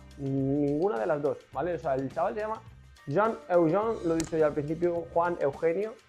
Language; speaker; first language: Spanish; native; Spanish